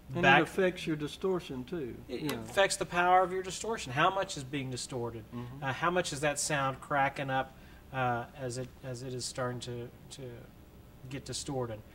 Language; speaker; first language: English; native; English